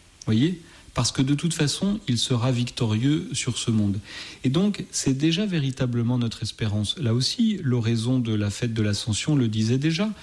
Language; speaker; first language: French; native; French